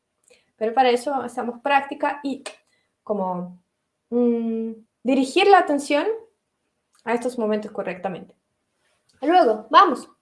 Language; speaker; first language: Spanish; non-native, fluent; Russian